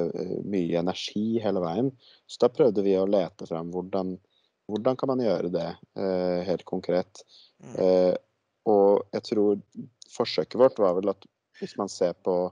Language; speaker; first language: Norwegian; native; Norwegian